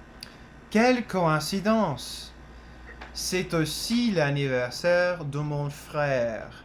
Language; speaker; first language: French; non-native, fluent; English